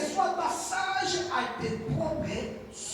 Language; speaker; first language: French; non-native, local second language; Lingala